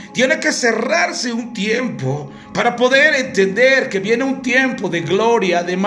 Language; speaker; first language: Spanish; native; Spanish